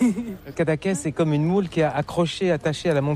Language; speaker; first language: French; native; French